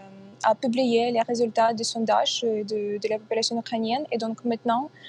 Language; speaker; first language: French; non-native, fluent; Ukrainian